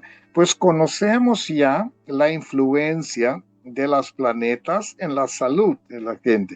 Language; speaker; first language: Spanish; non-native, fluent; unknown